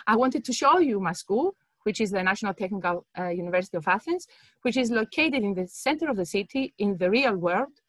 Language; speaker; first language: English; non-native, fluent; Greek